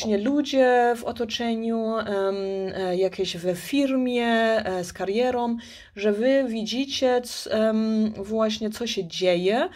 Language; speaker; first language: Polish; early bilingual, heritage; Polish